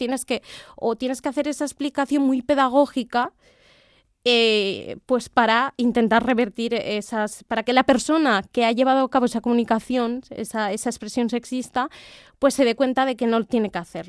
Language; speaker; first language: Spanish; native; Spanish